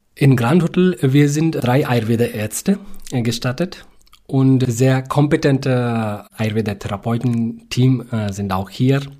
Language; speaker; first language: German; non-native, learner; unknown